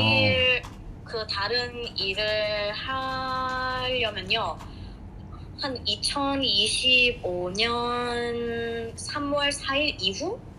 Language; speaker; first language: Korean; non-native, fluent; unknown